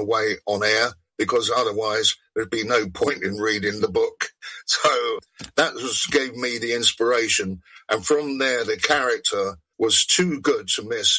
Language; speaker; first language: English; native; English